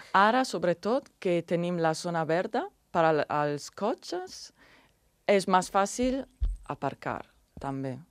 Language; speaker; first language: Catalan; non-native, learner; Italian